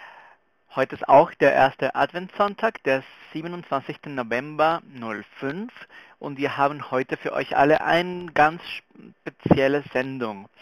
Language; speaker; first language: German; non-native, fluent; Spanish